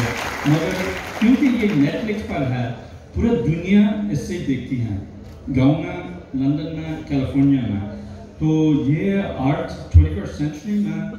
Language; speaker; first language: Hindi; non-native, learner; English